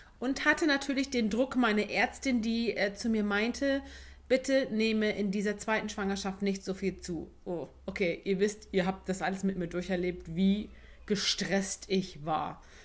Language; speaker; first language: German; early bilingual, other home language; Turkish